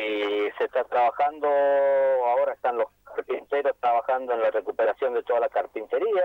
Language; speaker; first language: Spanish; native; Spanish